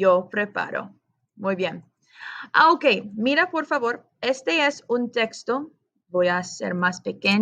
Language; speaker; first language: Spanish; non-native, fluent; English